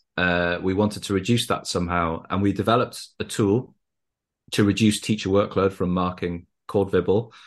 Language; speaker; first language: English; native; English